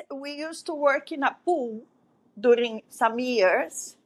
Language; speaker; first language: English; non-native, fluent; French